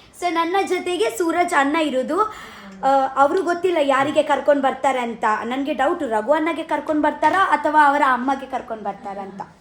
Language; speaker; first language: Kannada; non-native, local second language; Tulu